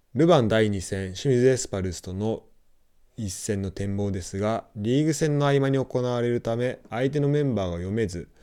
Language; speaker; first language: Japanese; native; Japanese